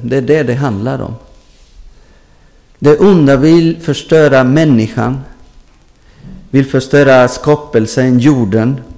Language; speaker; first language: Swedish; non-native, fluent; Spanish